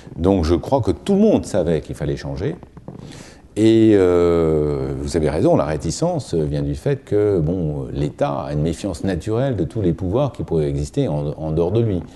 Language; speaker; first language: French; native; French